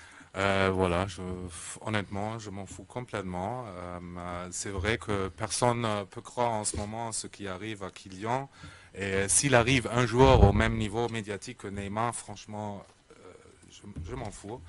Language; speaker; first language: French; native; French